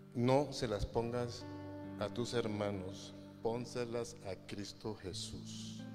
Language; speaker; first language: Spanish; native; Spanish